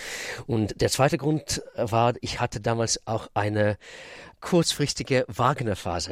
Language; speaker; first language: German; non-native, fluent; Russian